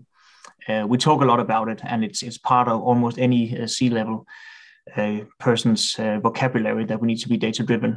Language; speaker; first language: English; non-native, fluent; Danish